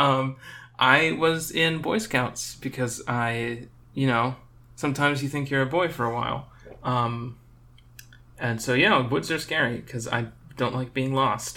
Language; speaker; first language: English; native; English